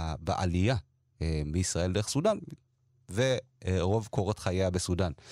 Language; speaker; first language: Hebrew; early bilingual, other home language; Amharic